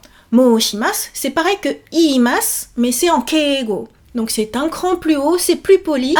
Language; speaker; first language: French; native; French